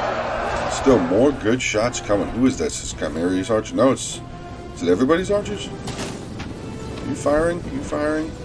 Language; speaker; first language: English; native; English